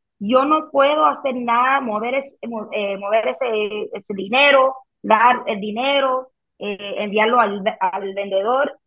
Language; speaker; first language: Spanish; early bilingual, heritage; Spanish